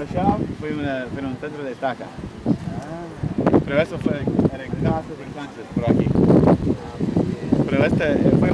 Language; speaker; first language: Spanish; non-native, fluent; English